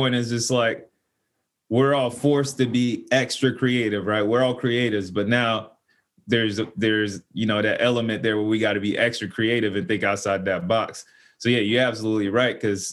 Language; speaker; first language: English; native; English